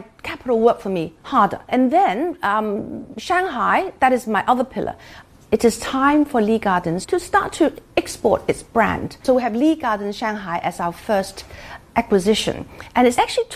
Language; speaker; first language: English; non-native, local second language; Cantonese